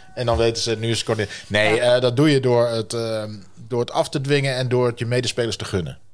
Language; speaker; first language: Dutch; native; Dutch